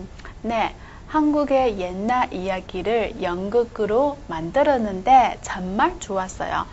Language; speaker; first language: Korean; non-native, fluent; Chinese